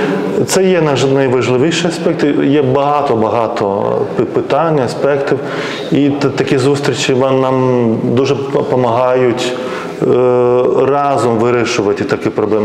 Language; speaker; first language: Ukrainian; non-native, fluent; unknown